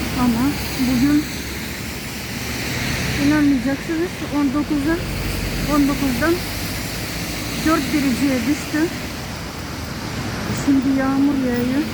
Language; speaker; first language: Turkish; non-native, fluent; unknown